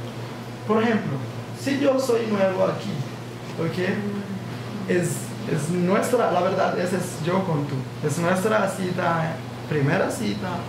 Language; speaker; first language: Spanish; non-native, learner; English